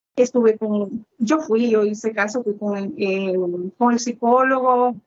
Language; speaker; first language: Spanish; native; Spanish